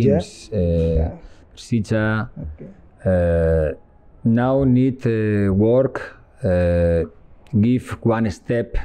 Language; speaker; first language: English; non-native, learner; Spanish